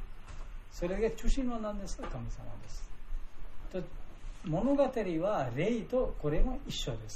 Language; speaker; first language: Japanese; non-native, learner; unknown